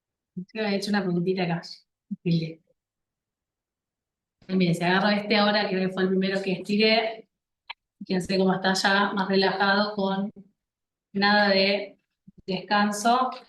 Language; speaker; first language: Spanish; native; Spanish